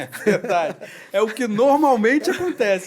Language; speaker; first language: Portuguese; native; Portuguese